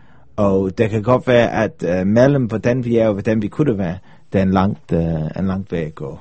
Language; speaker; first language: Danish; non-native, fluent; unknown